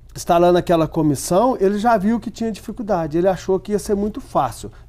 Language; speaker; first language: Portuguese; native; Portuguese